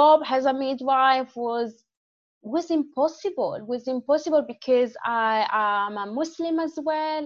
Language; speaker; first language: English; non-native, fluent; Italian